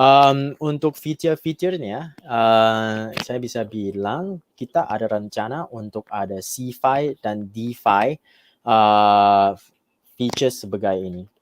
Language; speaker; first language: Indonesian; non-native, fluent; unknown